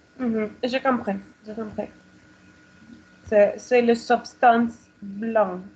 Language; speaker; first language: French; non-native, learner; Russian